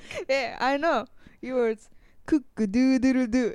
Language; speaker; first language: English; non-native, learner; Japanese